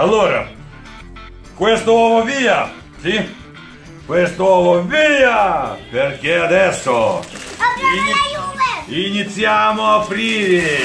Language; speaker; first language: Italian; non-native, fluent; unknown